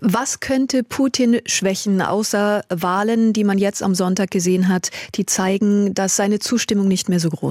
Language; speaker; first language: German; native; German